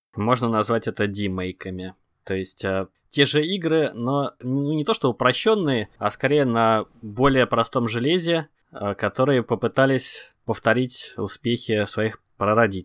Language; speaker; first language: Russian; native; Russian